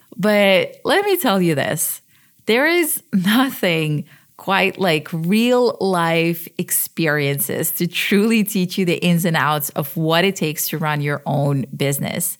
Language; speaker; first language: English; early bilingual, other home language; Russian